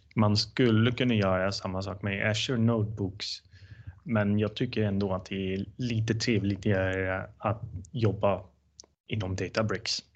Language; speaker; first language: Swedish; non-native, fluent; Dutch